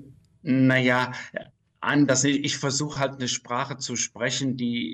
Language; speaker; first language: German; native; German